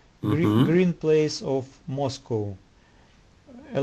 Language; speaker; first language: English; non-native, learner; Russian